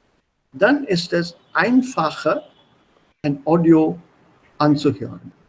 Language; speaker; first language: German; non-native, fluent; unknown